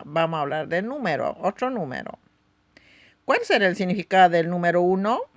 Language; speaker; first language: Spanish; non-native, local second language; Aymara